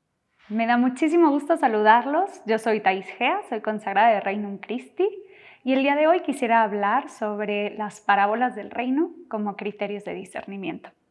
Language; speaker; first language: Spanish; native; Spanish